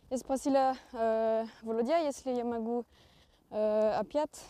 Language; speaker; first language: Russian; non-native, learner; French